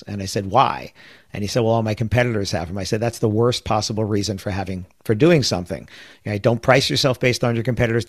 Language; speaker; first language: English; native; English